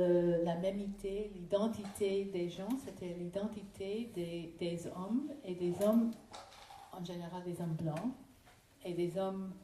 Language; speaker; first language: French; non-native, fluent; English